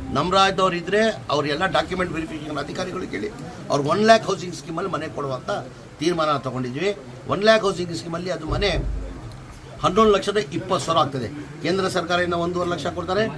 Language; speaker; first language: Kannada; non-native, local second language; Urdu